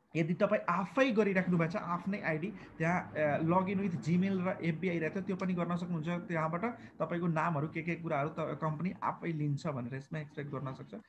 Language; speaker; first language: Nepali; non-native, local second language; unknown